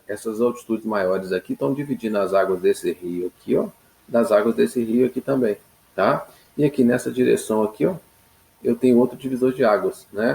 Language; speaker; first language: Portuguese; native; Portuguese